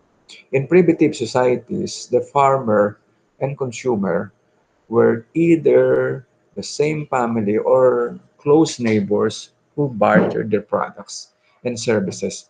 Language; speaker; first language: English; non-native, local second language; Filipino